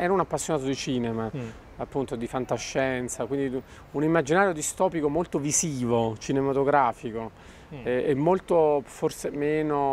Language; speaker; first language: Italian; native; Italian